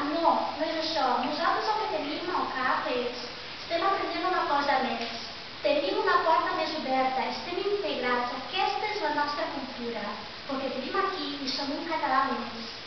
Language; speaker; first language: Catalan; non-native, fluent; Portuguese